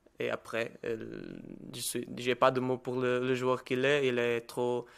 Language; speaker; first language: French; non-native, learner; Portuguese